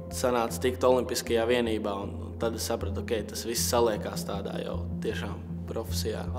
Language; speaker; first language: Latvian; non-native, local second language; Russian